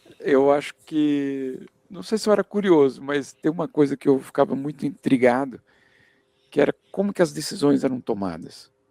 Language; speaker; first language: Portuguese; early bilingual, other home language; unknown